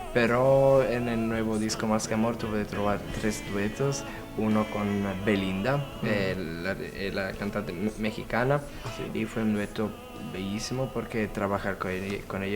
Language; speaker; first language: Spanish; non-native, learner; Italian